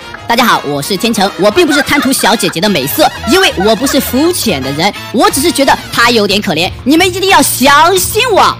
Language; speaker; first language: Chinese; native; Chinese